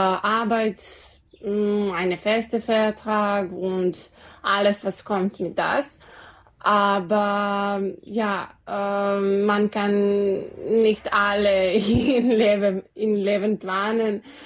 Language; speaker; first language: German; non-native, learner; Serbian